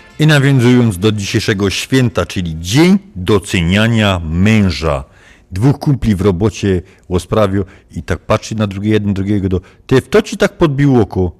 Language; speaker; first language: Polish; native; Polish